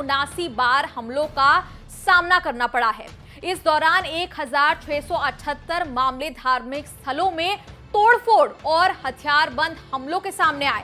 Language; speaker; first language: Hindi; native; Hindi